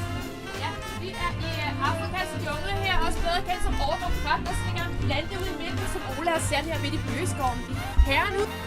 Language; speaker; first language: Danish; native; Danish